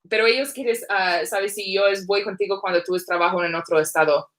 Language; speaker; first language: Spanish; non-native, learner; English